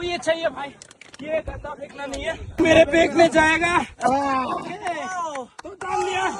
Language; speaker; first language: Hindi; native; Hindi